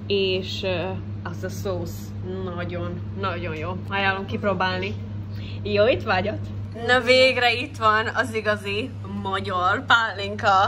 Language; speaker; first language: Hungarian; early bilingual, heritage; English